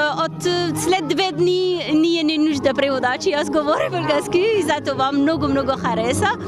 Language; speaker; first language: Bulgarian; non-native, learner; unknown